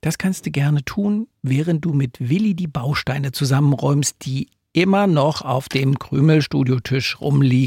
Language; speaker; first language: German; native; German